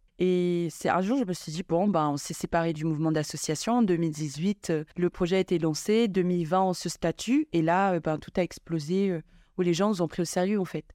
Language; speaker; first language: French; non-native, local second language; Malagasy